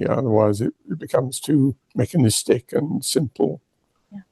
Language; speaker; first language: English; native; English